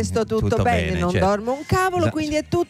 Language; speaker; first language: Italian; native; Italian